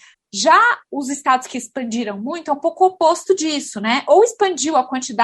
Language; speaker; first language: Portuguese; native; Portuguese